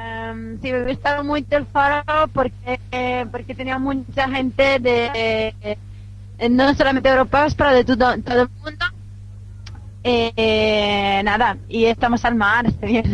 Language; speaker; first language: Spanish; non-native, fluent; Italian